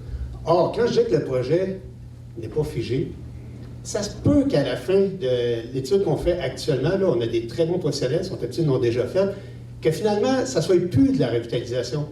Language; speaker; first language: French; native; French